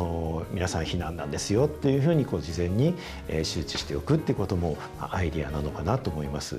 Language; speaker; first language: Japanese; native; Japanese